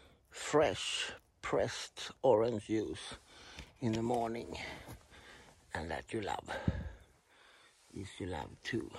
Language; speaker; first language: English; non-native, learner; Swedish